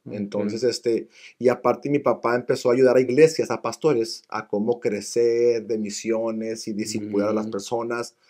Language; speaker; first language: Spanish; early bilingual, other home language; English